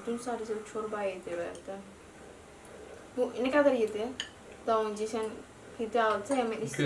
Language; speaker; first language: Turkish; non-native, learner; Indonesian